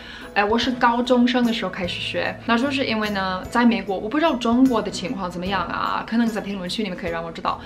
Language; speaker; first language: Chinese; non-native, fluent; English